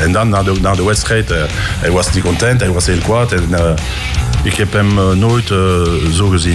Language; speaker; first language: Dutch; non-native, local second language; French